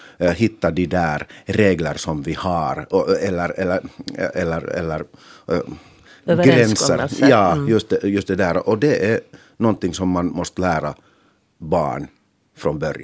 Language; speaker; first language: Swedish; non-native, local second language; Finnish